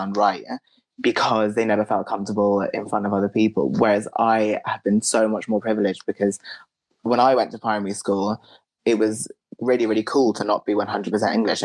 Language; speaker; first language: English; native; English